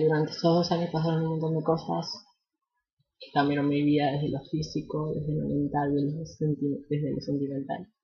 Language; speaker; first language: Spanish; native; Spanish